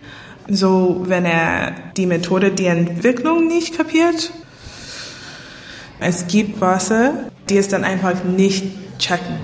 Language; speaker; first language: German; non-native, learner; English